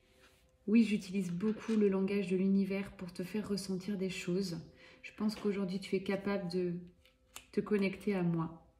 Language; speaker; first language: French; native; French